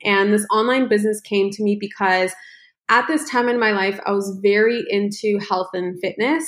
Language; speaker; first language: English; native; English